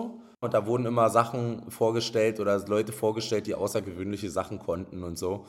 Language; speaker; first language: German; native; German